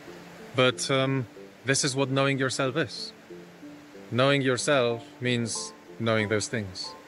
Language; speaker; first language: English; non-native, fluent; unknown